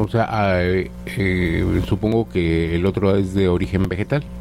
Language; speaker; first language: Spanish; native; Spanish